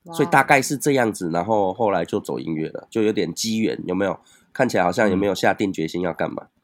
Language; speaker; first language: Chinese; native; Chinese